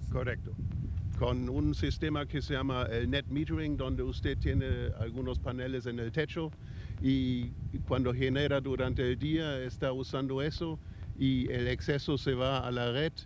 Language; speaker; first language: Spanish; non-native, fluent; German